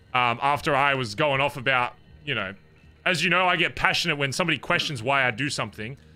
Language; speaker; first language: English; native; English